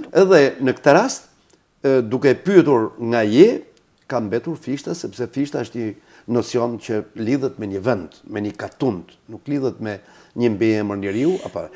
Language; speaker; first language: Albanian; native; Albanian